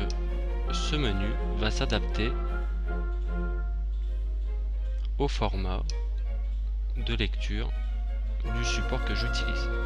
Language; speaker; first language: French; native; French